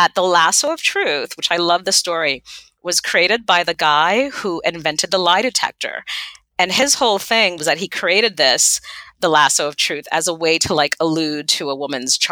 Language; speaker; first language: English; non-native, fluent; Haitian Creole